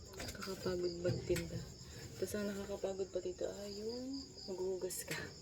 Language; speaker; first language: Filipino; native; Filipino